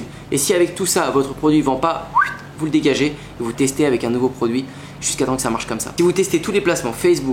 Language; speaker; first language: French; native; French